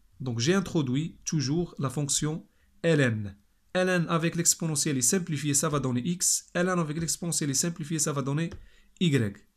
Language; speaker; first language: French; non-native, local second language; Arabic